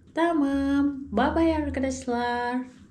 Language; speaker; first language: Turkish; non-native, learner; Indonesian